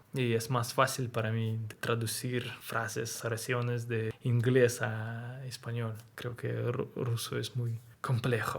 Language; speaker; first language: Spanish; non-native, learner; Russian